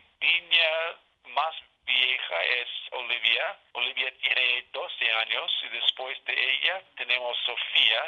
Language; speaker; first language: Spanish; non-native, learner; English